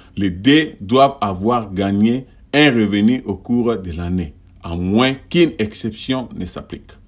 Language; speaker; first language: French; non-native, local second language; Lingala